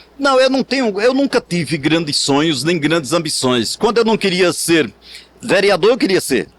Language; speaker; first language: Portuguese; native; Portuguese